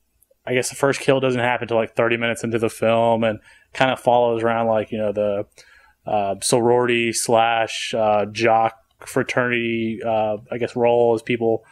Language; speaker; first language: English; native; English